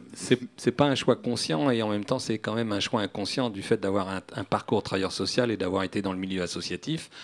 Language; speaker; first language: French; native; French